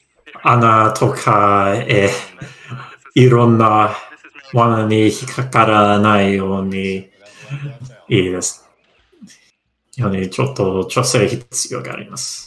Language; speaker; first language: Japanese; non-native, learner; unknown